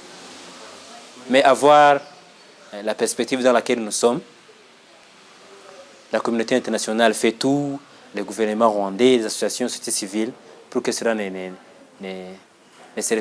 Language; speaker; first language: French; non-native, local second language; Kinyarwanda